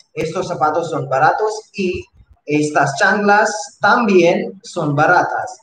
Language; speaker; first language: Spanish; non-native, fluent; Hindi